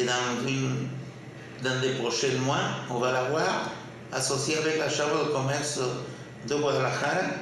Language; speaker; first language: French; non-native, fluent; Spanish